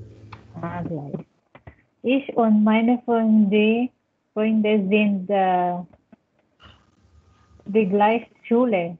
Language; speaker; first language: German; non-native, learner; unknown